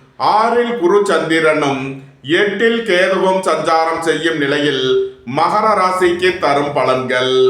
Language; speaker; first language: Tamil; native; Tamil